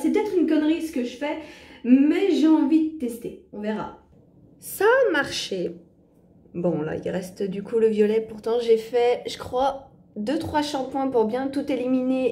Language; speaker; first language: French; native; French